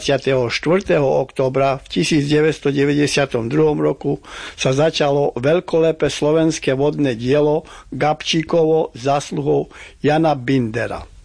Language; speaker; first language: Slovak; early bilingual, heritage; Slovak